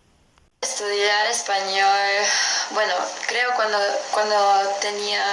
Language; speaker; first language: Spanish; non-native, learner; German